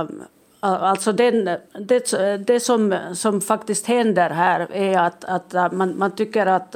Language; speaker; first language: Swedish; non-native, local second language; Finnish